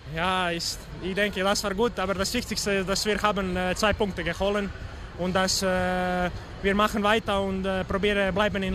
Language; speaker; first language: German; non-native, learner; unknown